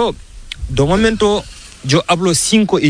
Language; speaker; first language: Spanish; non-native, learner; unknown